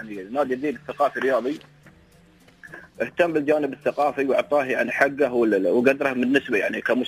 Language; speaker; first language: Arabic; native; Arabic